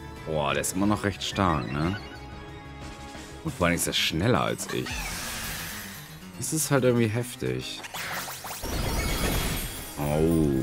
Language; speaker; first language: German; native; German